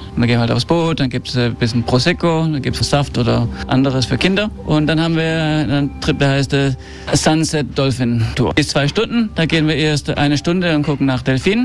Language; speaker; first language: German; early bilingual, heritage; German